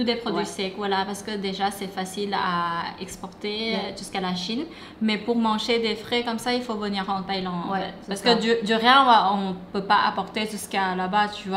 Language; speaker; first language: French; non-native, fluent; Thai